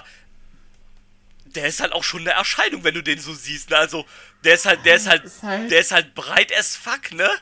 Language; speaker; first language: German; native; German